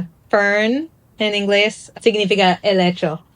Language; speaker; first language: Spanish; non-native, learner; English